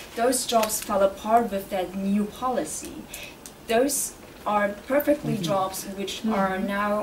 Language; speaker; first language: English; non-native, fluent; German